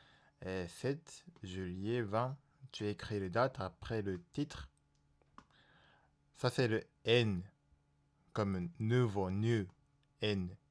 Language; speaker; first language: French; non-native, learner; Japanese